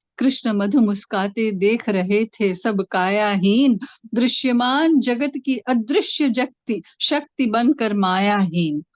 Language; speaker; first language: Hindi; non-native, local second language; Tamil